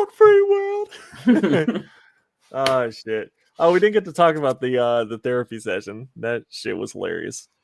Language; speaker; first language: English; native; English